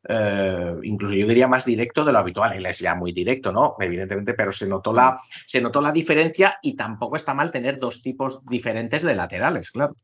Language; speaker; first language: Spanish; native; Spanish